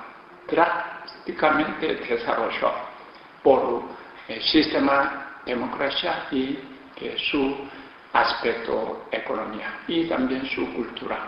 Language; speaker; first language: Spanish; non-native, learner; Korean